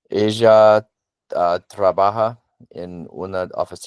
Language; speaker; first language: Spanish; non-native, learner; English